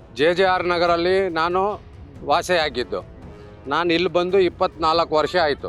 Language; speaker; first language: Kannada; non-native, local second language; Urdu